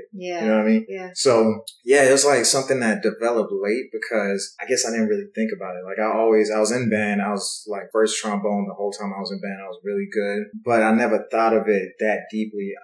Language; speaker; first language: English; native; English